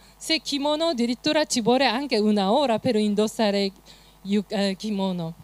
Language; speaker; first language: Italian; non-native, fluent; Japanese